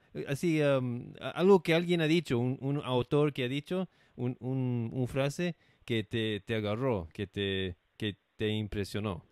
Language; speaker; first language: Spanish; non-native, learner; English